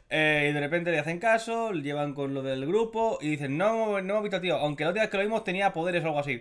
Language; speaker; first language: Spanish; native; Spanish